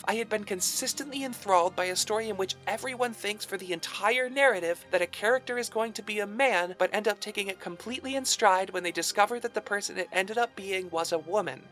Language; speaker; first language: English; native; English